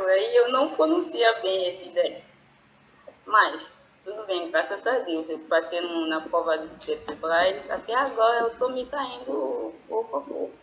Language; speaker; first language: Portuguese; non-native, fluent; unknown